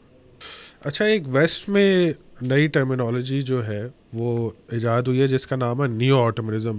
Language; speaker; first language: Urdu; native; Urdu